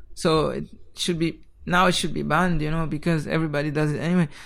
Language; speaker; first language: English; non-native, fluent; French